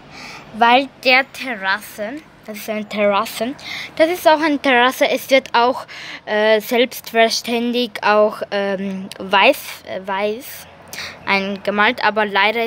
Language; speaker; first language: German; early bilingual, other home language; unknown